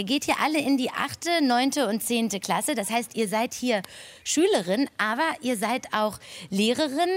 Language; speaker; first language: German; native; German